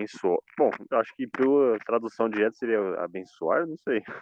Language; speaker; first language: Portuguese; native; Portuguese